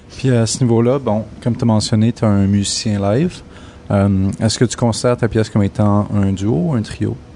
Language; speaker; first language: French; native; French